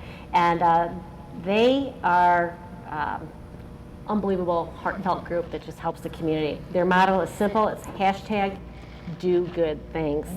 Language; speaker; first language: English; native; English